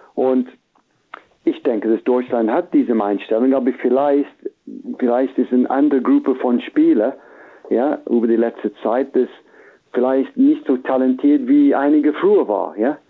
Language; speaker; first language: German; non-native, fluent; English